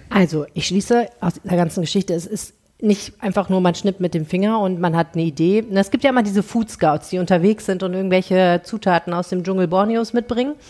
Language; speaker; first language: German; native; German